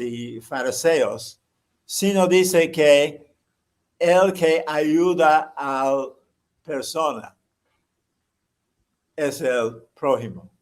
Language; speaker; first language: Spanish; non-native, fluent; English